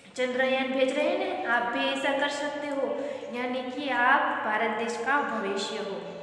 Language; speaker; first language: Hindi; non-native, local second language; Gujarati